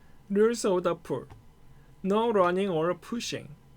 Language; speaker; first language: English; non-native, fluent; Korean